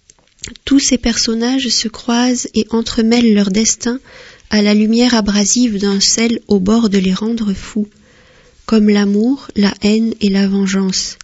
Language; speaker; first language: French; native; French